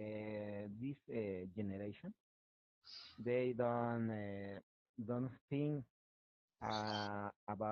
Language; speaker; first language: English; non-native, learner; Spanish